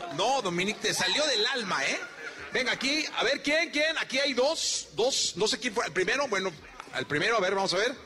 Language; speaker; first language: Spanish; native; Spanish